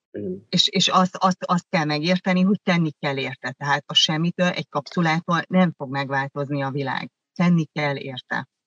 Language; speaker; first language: Hungarian; early bilingual, other home language; German